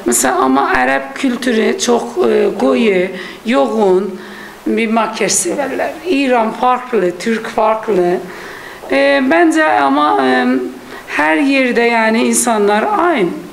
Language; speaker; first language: Turkish; non-native, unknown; Persian